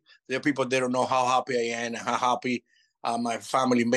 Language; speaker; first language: English; non-native, fluent; Spanish